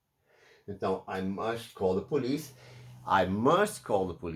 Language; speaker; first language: English; non-native, fluent; Portuguese